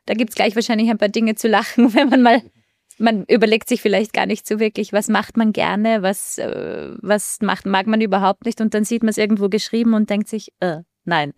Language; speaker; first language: German; native; German